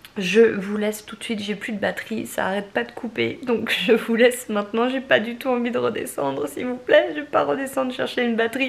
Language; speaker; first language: French; native; French